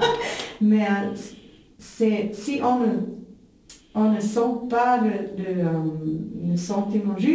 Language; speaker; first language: French; non-native, local second language; German